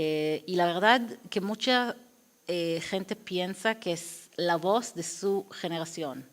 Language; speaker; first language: Spanish; non-native, fluent; Hebrew